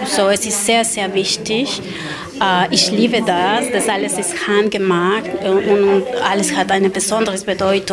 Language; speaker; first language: German; non-native, learner; Spanish